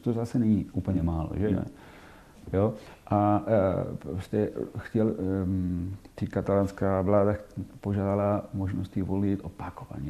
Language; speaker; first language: Czech; non-native, fluent; Catalan